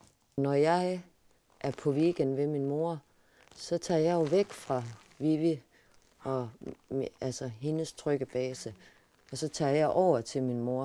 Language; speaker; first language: Danish; native; Danish